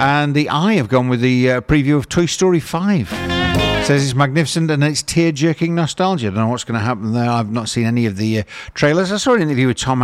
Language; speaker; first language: English; native; English